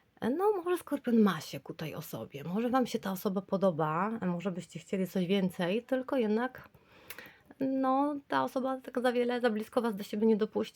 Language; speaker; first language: Polish; native; Polish